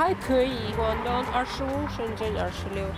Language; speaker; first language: Chinese; non-native, learner; Russian